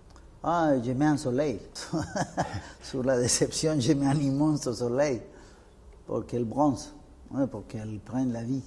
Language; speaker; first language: French; non-native, fluent; Spanish